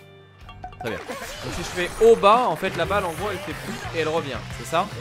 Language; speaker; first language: French; native; French